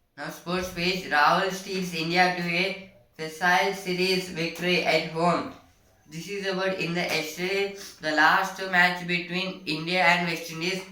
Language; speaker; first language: English; non-native, local second language; Telugu